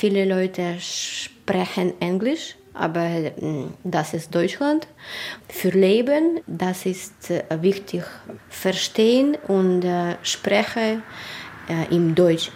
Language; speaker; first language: German; non-native, learner; Ukrainian